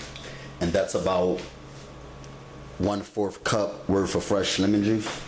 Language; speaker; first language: English; native; English